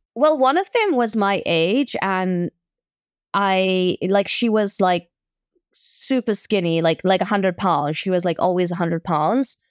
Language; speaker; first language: English; native; English